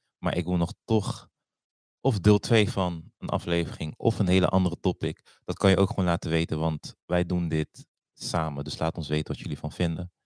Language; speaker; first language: Dutch; early bilingual, other home language; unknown